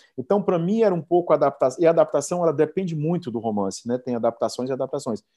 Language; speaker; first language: Portuguese; native; Portuguese